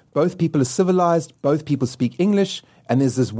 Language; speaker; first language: English; native; English